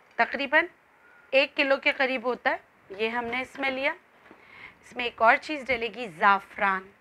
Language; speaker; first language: Urdu; non-native, local second language; Khowar